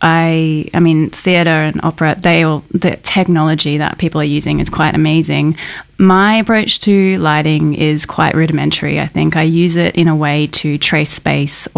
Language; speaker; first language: English; native; English